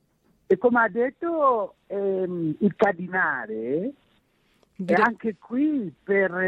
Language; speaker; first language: Italian; non-native, fluent; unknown